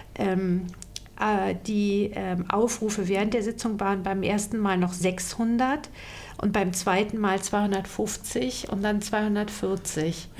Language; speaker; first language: German; native; German